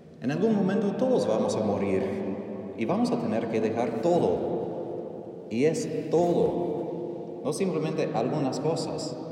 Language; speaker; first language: Spanish; non-native, fluent; English